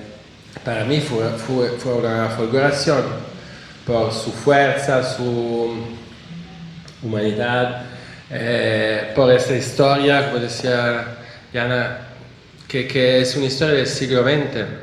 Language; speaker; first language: Spanish; non-native, fluent; Italian